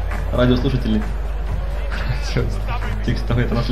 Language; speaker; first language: Russian; native; Russian